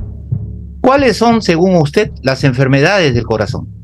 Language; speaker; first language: Spanish; native; Spanish